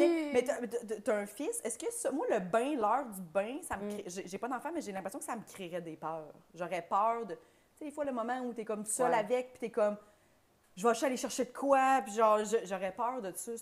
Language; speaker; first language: French; native; French